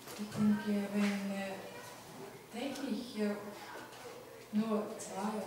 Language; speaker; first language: German; non-native, learner; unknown